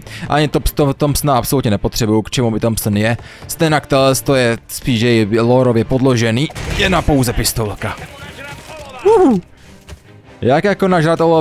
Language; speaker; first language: Czech; native; Czech